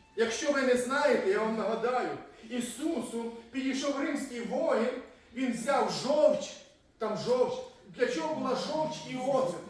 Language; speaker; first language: Ukrainian; native; Ukrainian